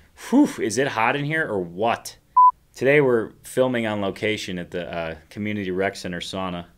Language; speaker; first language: English; native; English